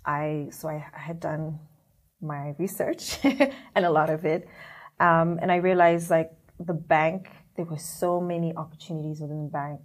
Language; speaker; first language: English; non-native, local second language; Shona